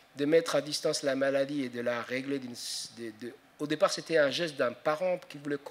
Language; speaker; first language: French; non-native, local second language; Somali